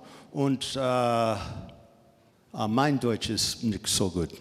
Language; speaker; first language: German; non-native, learner; English